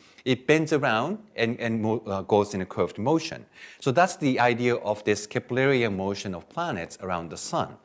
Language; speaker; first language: English; non-native, fluent; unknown